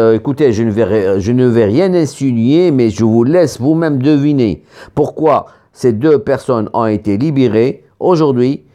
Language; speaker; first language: French; non-native, local second language; Arabic